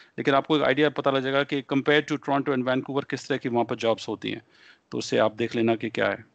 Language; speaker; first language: Hindi; native; Hindi